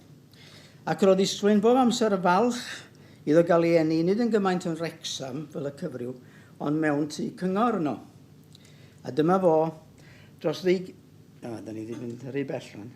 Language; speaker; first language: Welsh; native; Welsh